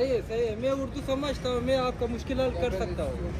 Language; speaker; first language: Hindi; non-native, fluent; Pashto